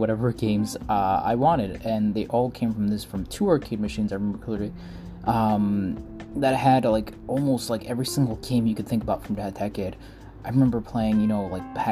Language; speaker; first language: English; non-native, fluent; Spanish